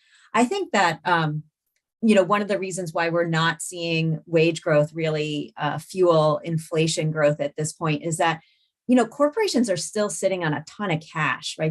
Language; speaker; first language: English; native; English